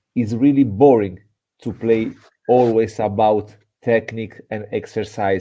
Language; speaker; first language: English; non-native, fluent; Italian